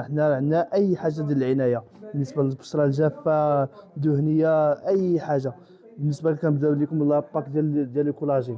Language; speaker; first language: Arabic; native; Arabic